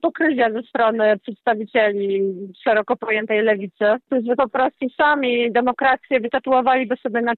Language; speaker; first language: Polish; native; Polish